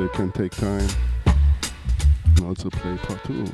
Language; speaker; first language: English; non-native, learner; German